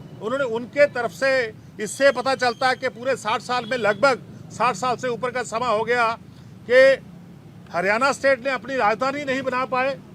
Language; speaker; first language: Hindi; non-native, local second language; Punjabi